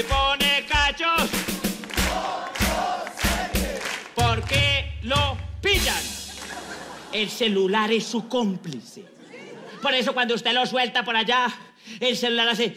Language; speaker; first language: Spanish; native; Spanish